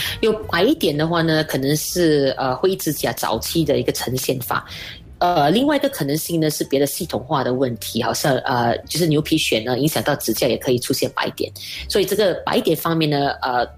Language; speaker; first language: Chinese; native; Chinese